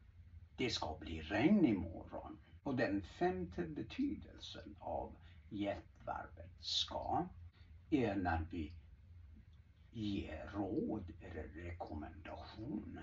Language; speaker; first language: Swedish; non-native, fluent; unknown